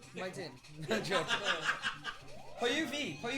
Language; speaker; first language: Welsh; native; Welsh